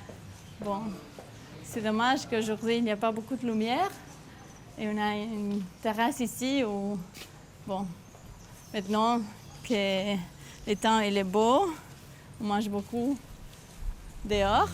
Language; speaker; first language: French; non-native, fluent; Spanish